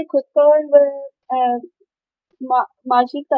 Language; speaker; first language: Persian; non-native, learner; Urdu